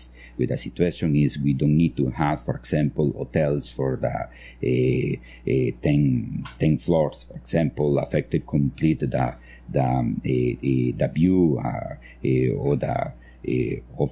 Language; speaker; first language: English; non-native, learner; Spanish